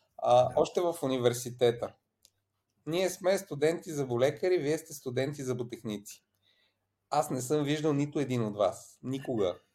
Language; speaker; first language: Bulgarian; early bilingual, other home language; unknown